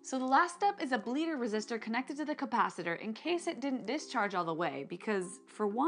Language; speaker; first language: English; native; English